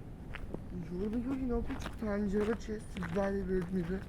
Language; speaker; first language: Persian; native; Persian